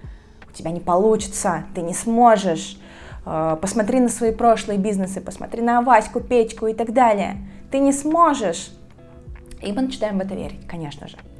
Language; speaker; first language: Russian; native; Russian